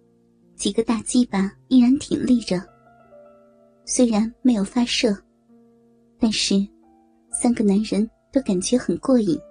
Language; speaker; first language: Chinese; native; Chinese